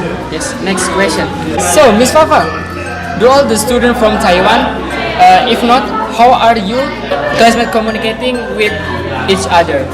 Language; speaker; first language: English; non-native, learner; Indonesian